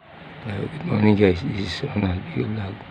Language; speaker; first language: English; non-native, learner; Filipino